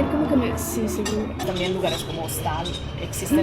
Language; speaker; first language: Spanish; non-native, fluent; Italian